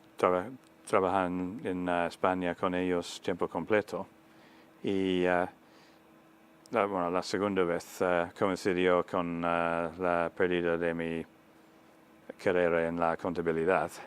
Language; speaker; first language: Spanish; non-native, fluent; English